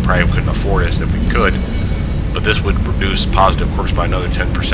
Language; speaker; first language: English; native; English